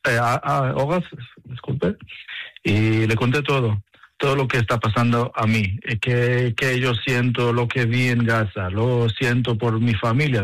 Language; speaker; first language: Spanish; non-native, learner; Hebrew